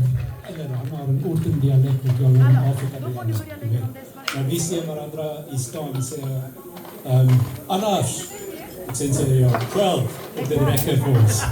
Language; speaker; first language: Swedish; non-native, learner; Afrikaans